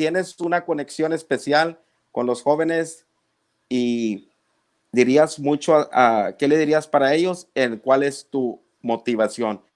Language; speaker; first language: Spanish; early bilingual, other home language; English